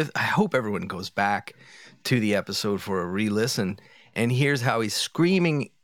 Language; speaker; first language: English; native; English